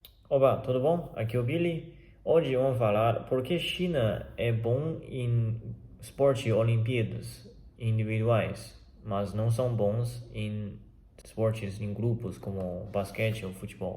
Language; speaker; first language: Portuguese; non-native, learner; Chinese